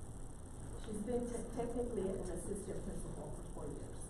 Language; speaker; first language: English; native; English